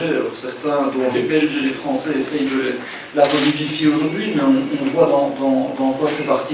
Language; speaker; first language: French; native; French